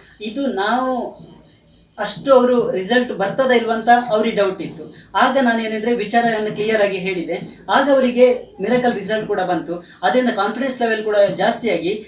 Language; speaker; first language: Kannada; native; Kannada